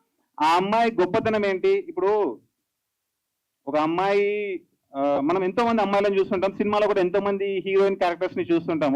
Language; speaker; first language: Telugu; native; Telugu